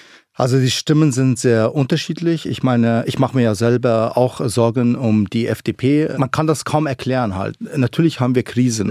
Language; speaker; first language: German; early bilingual, other home language; Arabic